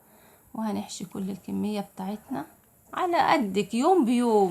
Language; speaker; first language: Arabic; native; Arabic